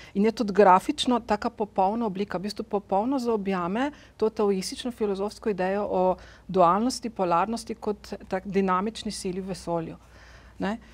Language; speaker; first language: Slovenian; native; Slovenian